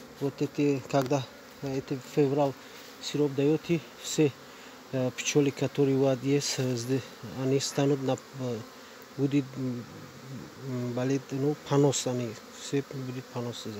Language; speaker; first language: Russian; non-native, learner; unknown